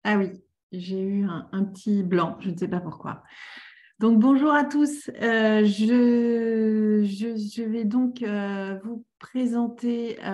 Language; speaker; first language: French; native; French